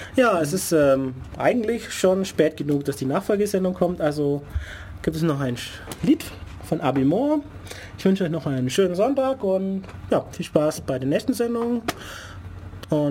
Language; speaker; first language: German; native; German